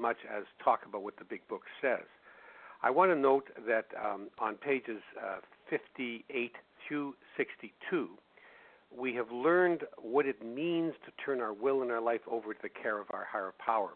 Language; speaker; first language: English; native; English